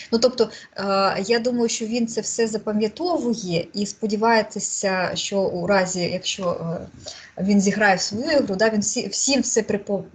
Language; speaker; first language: Ukrainian; non-native, local second language; Russian